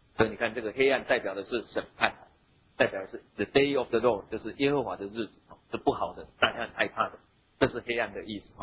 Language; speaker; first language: Chinese; native; Chinese